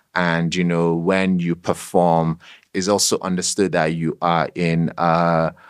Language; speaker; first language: English; non-native, local second language; Yoruba